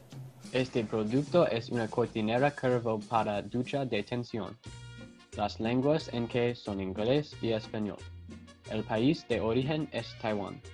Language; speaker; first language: Spanish; non-native, learner; English